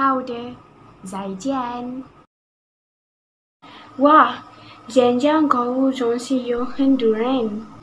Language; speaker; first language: Chinese; non-native, learner; Malay